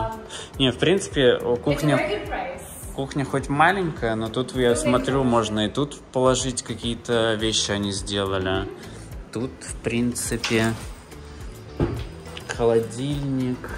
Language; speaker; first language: Russian; native; Russian